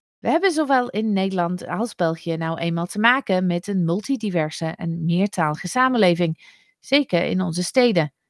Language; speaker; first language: Dutch; non-native, fluent; English